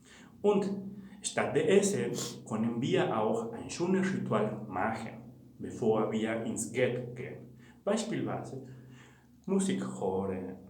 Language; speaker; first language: German; non-native, fluent; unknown